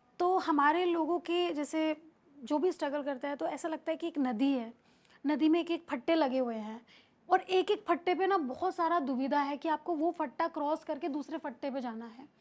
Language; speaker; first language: Hindi; native; Hindi